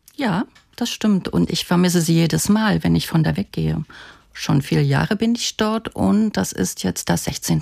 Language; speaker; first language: German; native; German